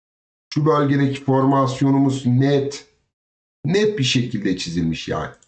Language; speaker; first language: Turkish; native; Turkish